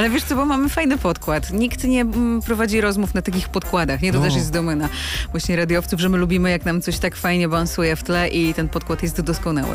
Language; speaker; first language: Polish; native; Polish